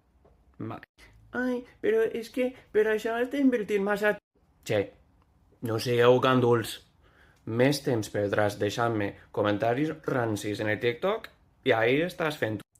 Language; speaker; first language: Catalan; non-native, fluent; English